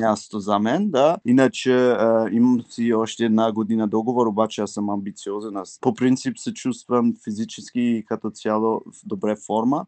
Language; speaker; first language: Bulgarian; early bilingual, heritage; Bulgarian